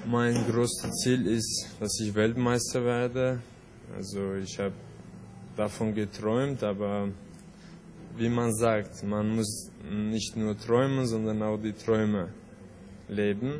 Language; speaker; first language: German; early bilingual, other home language; Armenian